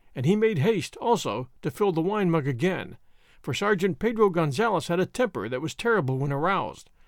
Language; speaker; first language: English; native; English